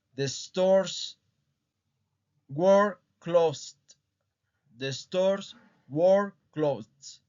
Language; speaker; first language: English; non-native, fluent; Spanish